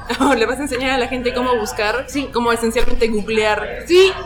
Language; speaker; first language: Spanish; native; Spanish